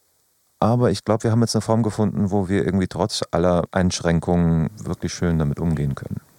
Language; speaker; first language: German; native; German